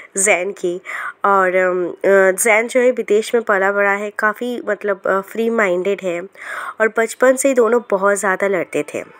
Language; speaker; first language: Hindi; non-native, local second language; Bangla